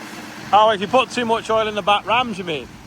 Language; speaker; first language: English; native; English